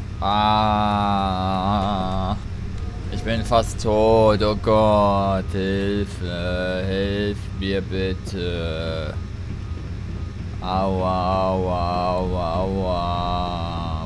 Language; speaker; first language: German; native; German